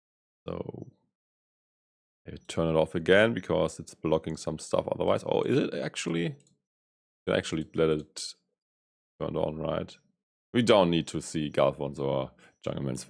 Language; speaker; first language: English; non-native, fluent; German